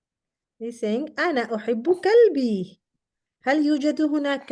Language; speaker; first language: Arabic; non-native, fluent; Urdu